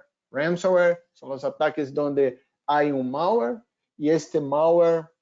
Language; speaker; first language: Spanish; non-native, fluent; Portuguese